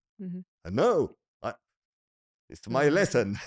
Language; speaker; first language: English; non-native, learner; Estonian